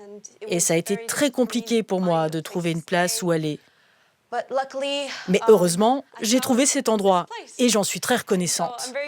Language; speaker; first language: French; non-native, fluent; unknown